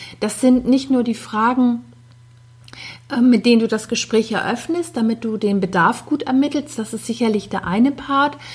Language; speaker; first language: German; native; German